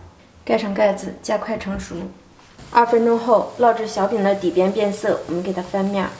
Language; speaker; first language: Chinese; native; Chinese